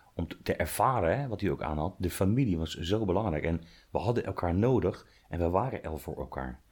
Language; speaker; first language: Dutch; native; Dutch